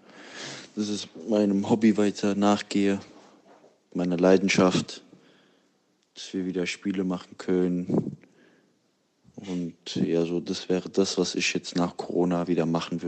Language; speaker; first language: German; early bilingual, other home language; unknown